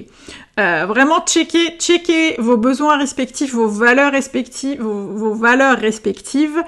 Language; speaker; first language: French; native; French